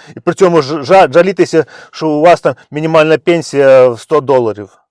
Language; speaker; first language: Ukrainian; native; Ukrainian